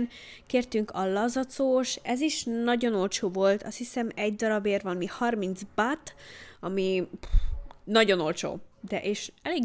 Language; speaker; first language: Hungarian; early bilingual, heritage; Hungarian